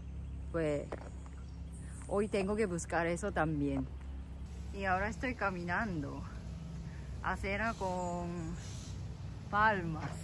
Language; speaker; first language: Spanish; non-native, learner; Japanese